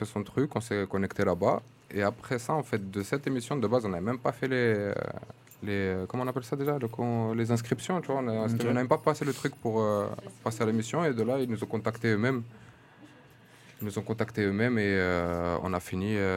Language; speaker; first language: French; native; French